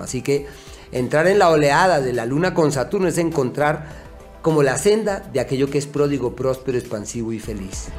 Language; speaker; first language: Spanish; native; Spanish